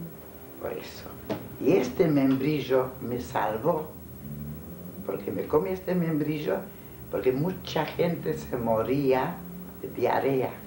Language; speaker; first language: Spanish; non-native, fluent; Hungarian